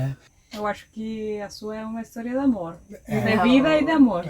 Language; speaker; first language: Portuguese; non-native, fluent; Spanish